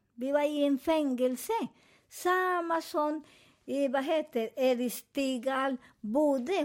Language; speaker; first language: Swedish; non-native, fluent; Spanish